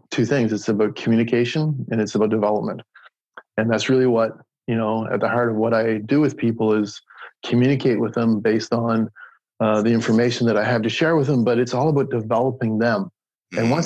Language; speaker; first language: English; native; English